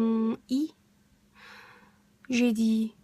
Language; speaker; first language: French; non-native, learner; English